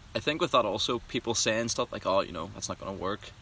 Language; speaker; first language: English; native; English